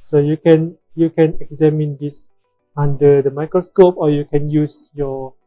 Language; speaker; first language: English; non-native, local second language; Malay